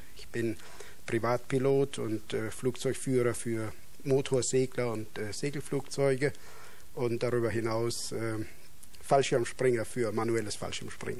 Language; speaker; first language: German; native; German